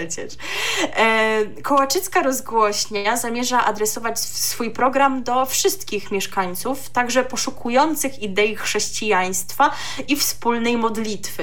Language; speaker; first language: Polish; native; Polish